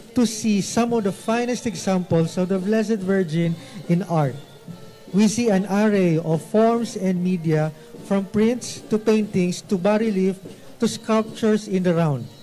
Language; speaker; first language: English; non-native, local second language; Filipino